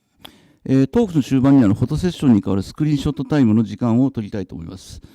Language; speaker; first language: Japanese; native; Japanese